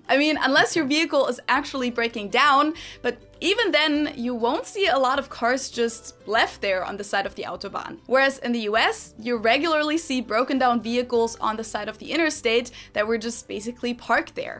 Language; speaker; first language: English; non-native, fluent; German